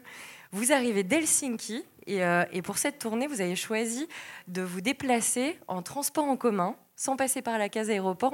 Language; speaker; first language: French; native; French